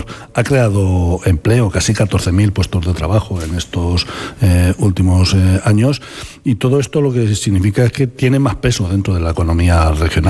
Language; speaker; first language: Spanish; native; Spanish